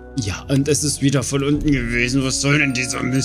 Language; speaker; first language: German; native; German